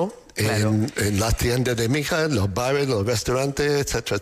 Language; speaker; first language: Spanish; non-native, learner; English